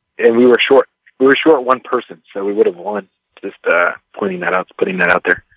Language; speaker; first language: English; early bilingual, other home language; Spanish